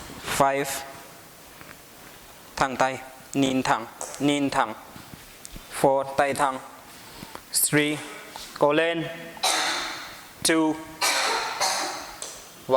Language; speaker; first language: Vietnamese; non-native, learner; Hindi